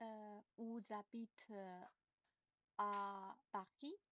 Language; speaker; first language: French; non-native, learner; Chinese